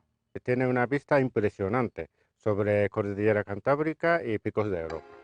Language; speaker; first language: Spanish; non-native, fluent; Japanese